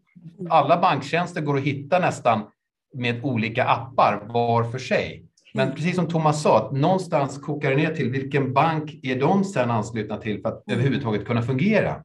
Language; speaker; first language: Swedish; native; Swedish